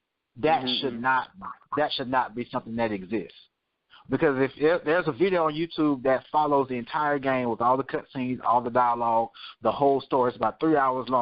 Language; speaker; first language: English; native; English